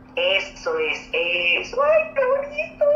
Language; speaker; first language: Spanish; native; Spanish